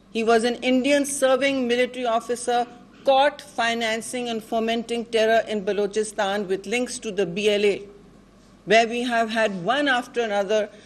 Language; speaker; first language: English; non-native, local second language; Urdu